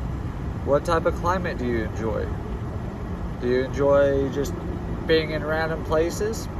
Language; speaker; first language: English; native; English